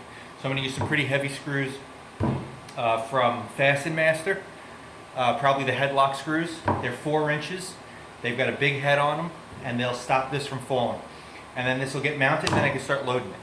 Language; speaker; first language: English; native; English